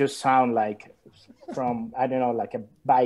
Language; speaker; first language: English; non-native, learner; Spanish